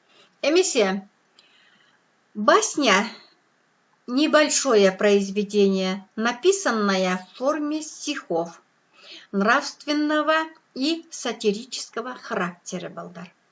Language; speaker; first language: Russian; non-native, local second language; Kyrgyz